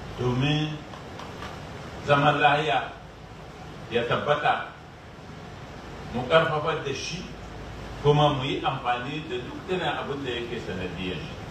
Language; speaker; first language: Hausa; non-native, local second language; Arabic